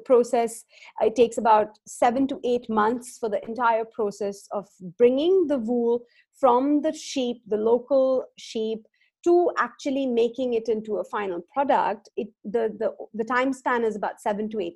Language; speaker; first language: English; non-native, local second language; Hindi